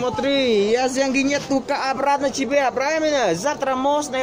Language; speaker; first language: Russian; non-native, learner; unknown